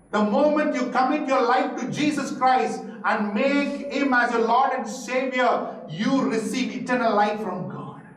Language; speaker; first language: English; non-native, local second language; Tamil